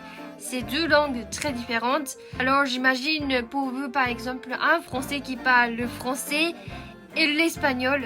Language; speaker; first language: French; non-native, fluent; Japanese